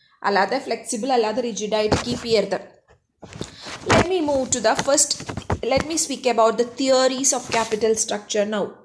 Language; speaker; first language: English; non-native, local second language; Malayalam